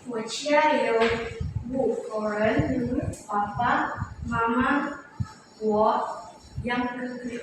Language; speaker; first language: Chinese; non-native, learner; Indonesian